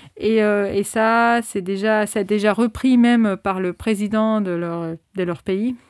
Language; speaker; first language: French; non-native, fluent; Spanish